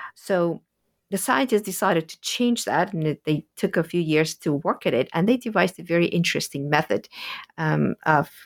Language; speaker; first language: English; early bilingual, other home language; Russian